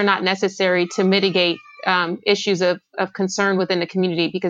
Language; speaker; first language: English; native; English